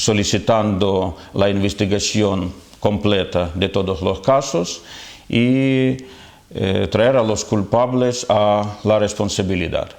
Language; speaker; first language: Spanish; non-native, fluent; Ukrainian